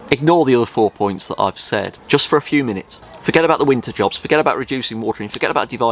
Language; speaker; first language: English; native; English